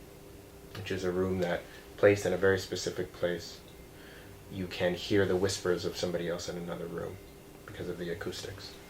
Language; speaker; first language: English; native; English